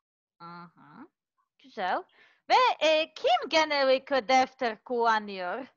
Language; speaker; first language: Turkish; non-native, learner; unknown